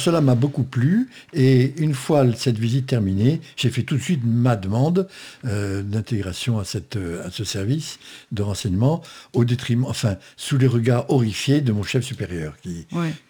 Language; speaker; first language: French; native; French